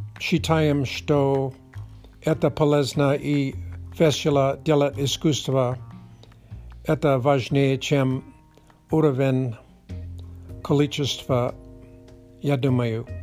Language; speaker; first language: Russian; non-native, learner; English